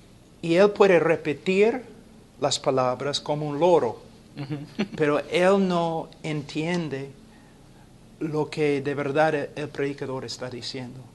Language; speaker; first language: Spanish; non-native, fluent; English